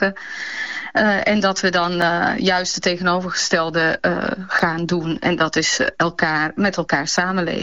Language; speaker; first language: Dutch; early bilingual, other home language; Bosnian